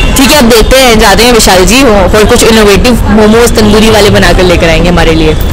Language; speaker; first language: Hindi; native; Hindi